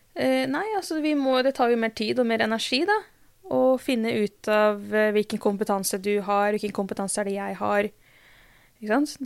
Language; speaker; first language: Norwegian; native; Norwegian